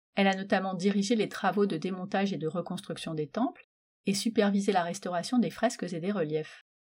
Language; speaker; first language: French; native; French